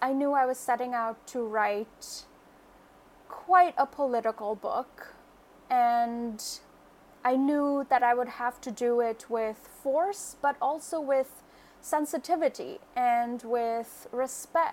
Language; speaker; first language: English; non-native, local second language; Bangla